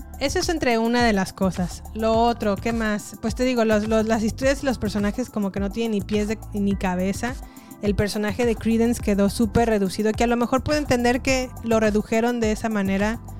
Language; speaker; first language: Spanish; native; Spanish